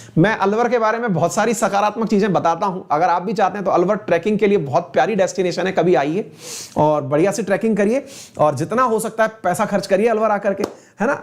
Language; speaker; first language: Hindi; native; Hindi